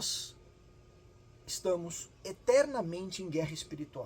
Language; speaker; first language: Portuguese; native; Portuguese